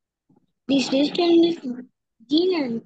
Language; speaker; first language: English; non-native, learner; Bangla